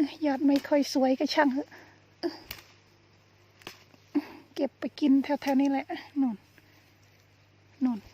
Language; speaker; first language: Thai; native; Thai